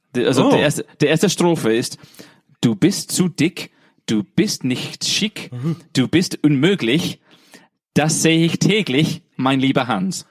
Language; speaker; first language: German; non-native, fluent; English